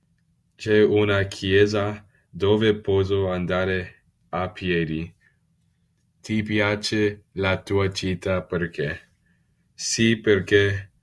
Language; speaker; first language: Italian; non-native, learner; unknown